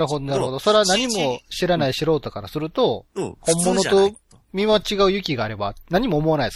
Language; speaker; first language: Japanese; native; Japanese